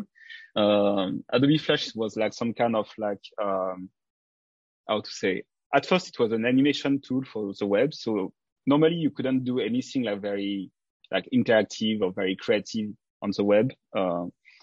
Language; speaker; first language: English; non-native, fluent; French